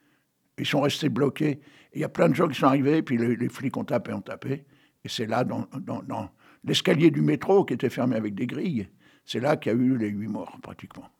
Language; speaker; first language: French; native; French